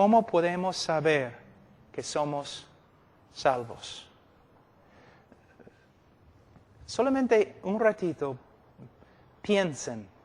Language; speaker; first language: Spanish; non-native, fluent; English